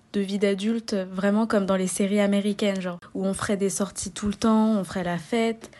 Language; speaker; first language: French; native; French